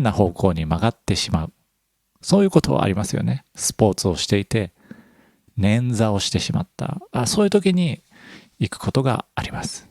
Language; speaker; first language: Japanese; native; Japanese